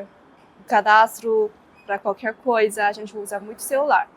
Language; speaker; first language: Portuguese; non-native, fluent; Chinese